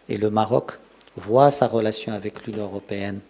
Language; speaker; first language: French; non-native, local second language; Arabic